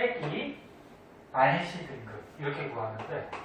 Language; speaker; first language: Korean; native; Korean